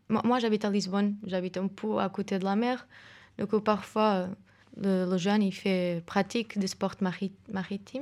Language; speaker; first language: French; non-native, fluent; Portuguese